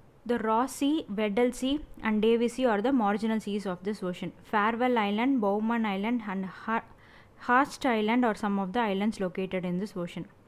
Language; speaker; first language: English; non-native, local second language; Tamil